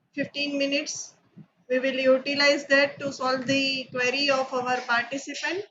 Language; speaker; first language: English; non-native, local second language; Gujarati